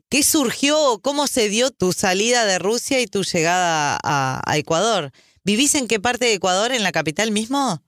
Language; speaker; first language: Spanish; native; Spanish